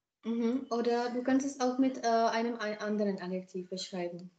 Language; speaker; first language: German; non-native, fluent; Czech